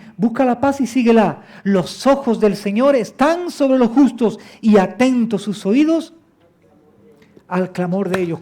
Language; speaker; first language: Spanish; native; Spanish